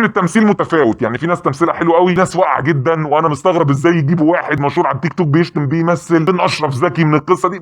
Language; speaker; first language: Arabic; native; Arabic